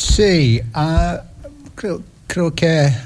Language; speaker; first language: Catalan; non-native, learner; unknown